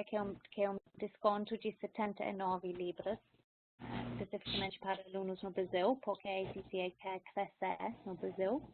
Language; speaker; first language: Portuguese; non-native, fluent; English